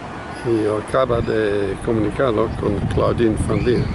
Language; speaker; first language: Spanish; non-native, fluent; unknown